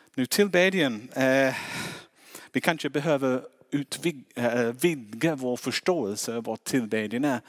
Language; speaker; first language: Swedish; non-native, fluent; English